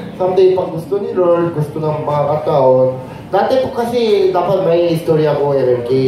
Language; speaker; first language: Filipino; non-native, fluent; Korean